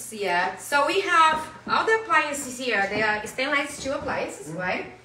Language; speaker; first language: English; non-native, fluent; Portuguese